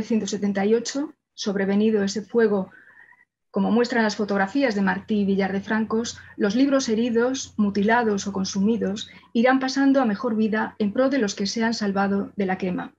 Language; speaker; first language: Spanish; native; Spanish